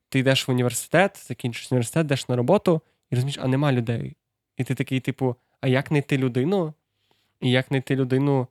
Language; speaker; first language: Ukrainian; non-native, local second language; Russian